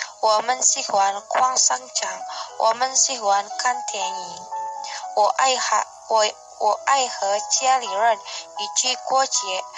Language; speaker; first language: Chinese; non-native, learner; Indonesian